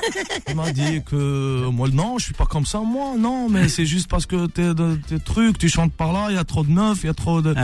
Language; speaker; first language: French; non-native, local second language; Arabic